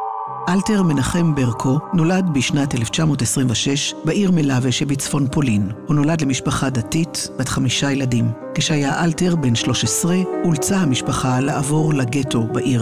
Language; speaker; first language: Hebrew; native; Hebrew